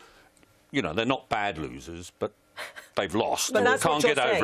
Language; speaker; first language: English; native; English